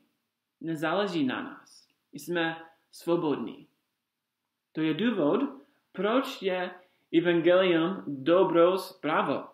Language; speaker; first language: Czech; non-native, fluent; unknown